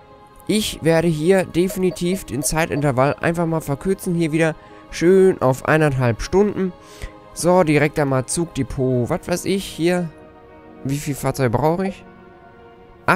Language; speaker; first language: German; native; German